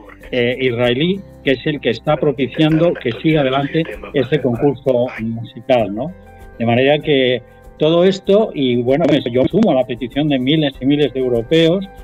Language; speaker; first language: Spanish; native; Spanish